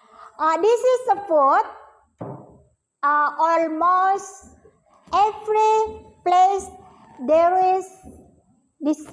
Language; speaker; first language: English; non-native, learner; Indonesian